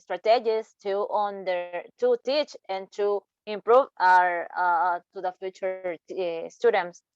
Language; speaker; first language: English; non-native, learner; Spanish